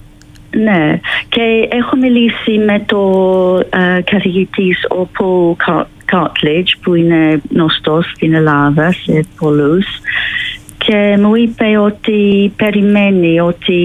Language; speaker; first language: Greek; non-native, fluent; English